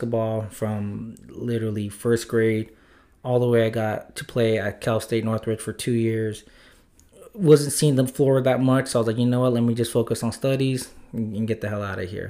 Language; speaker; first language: English; native; English